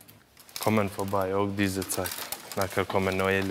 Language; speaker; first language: German; non-native, learner; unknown